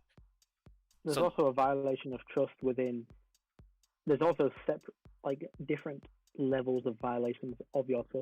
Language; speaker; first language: English; native; English